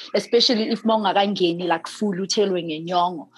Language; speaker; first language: English; non-native, local second language; Zulu